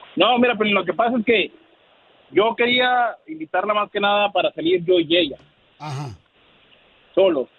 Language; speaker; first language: Spanish; native; Spanish